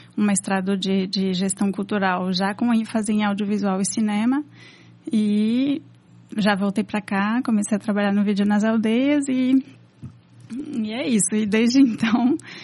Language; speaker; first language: Portuguese; non-native, fluent; French